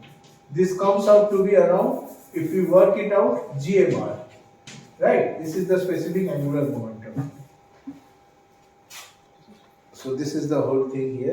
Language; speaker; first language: English; non-native, local second language; Bangla